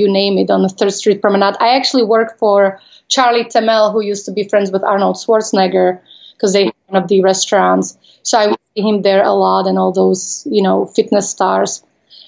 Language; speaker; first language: English; non-native, fluent; Slovak